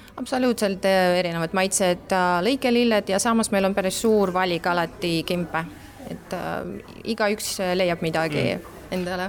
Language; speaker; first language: Estonian; non-native, local second language; Russian